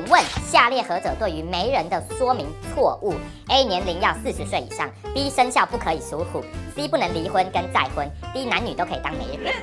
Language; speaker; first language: Chinese; native; Chinese